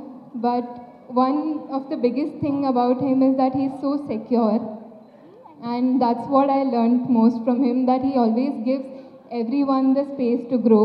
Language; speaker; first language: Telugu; non-native, fluent; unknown